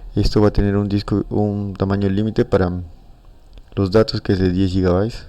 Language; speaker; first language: Spanish; native; Spanish